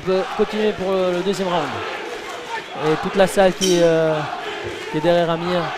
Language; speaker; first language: French; native; French